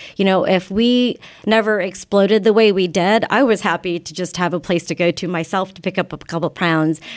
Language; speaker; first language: English; native; English